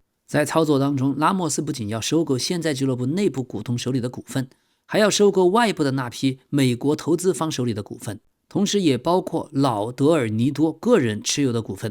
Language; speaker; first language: Chinese; native; Chinese